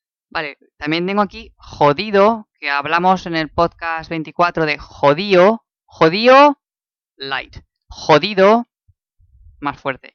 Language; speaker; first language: Spanish; native; Spanish